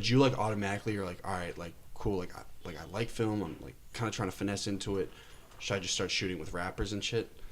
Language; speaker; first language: English; native; English